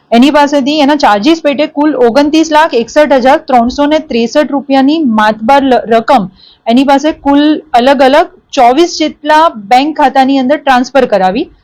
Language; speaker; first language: Gujarati; native; Gujarati